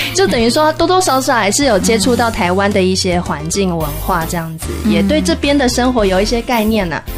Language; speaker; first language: Chinese; native; Chinese